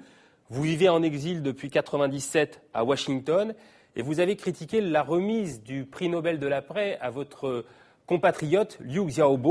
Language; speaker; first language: French; native; French